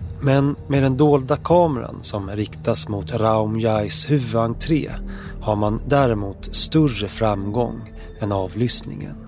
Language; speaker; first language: Swedish; native; Swedish